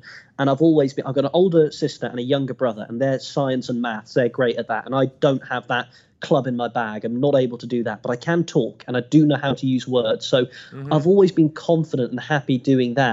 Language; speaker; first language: English; native; English